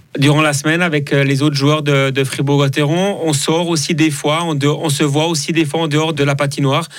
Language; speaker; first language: French; native; French